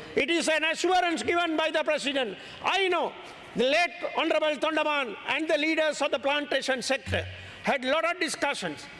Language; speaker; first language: English; non-native, local second language; Sinhala